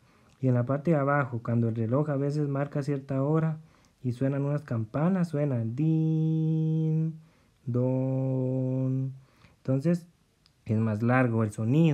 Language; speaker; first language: Spanish; native; Spanish